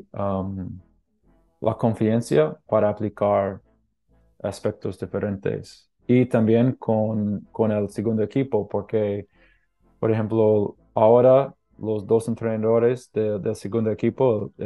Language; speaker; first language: Spanish; non-native, learner; English